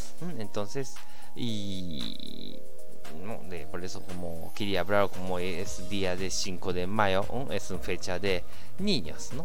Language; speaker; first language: Spanish; non-native, learner; Japanese